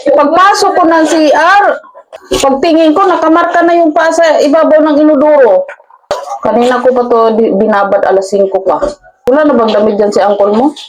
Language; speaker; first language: Filipino; non-native, local second language; Cebuano